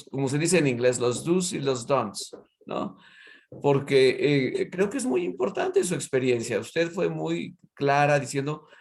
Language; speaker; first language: Spanish; native; Spanish